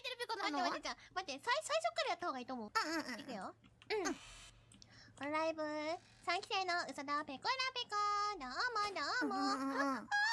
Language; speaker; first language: Japanese; native; Japanese